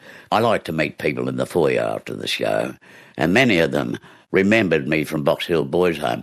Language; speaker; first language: English; native; English